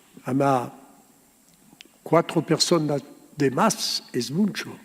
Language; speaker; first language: Spanish; early bilingual, heritage; French